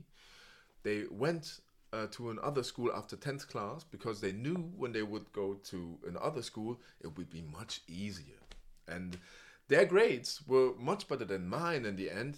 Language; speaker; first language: English; non-native, fluent; German